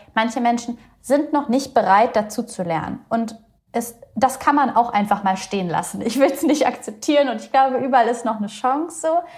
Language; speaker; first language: German; early bilingual, other home language; Bulgarian